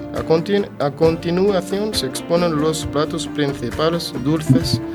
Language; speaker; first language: Spanish; non-native, fluent; Arabic